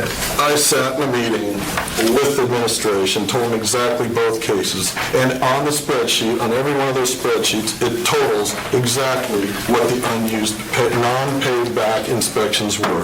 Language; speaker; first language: English; native; English